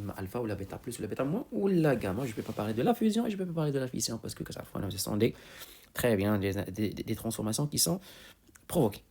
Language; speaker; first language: French; non-native, local second language; Arabic